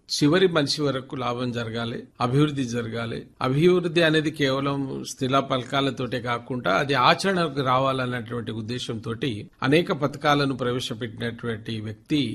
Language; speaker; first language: Telugu; non-native, local second language; Lambadi